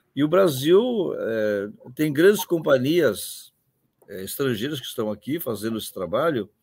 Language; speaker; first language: Portuguese; native; Portuguese